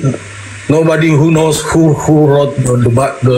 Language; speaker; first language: English; non-native, learner; Indonesian